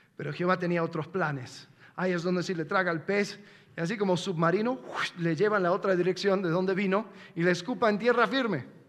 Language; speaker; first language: Spanish; non-native, fluent; English